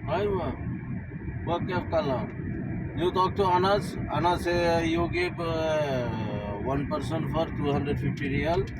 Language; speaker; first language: English; non-native, learner; Bangla